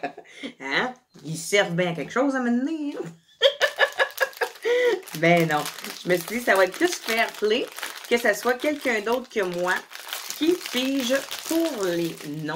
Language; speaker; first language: French; native; French